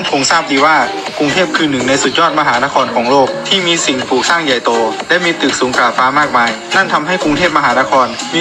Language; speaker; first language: Thai; native; Thai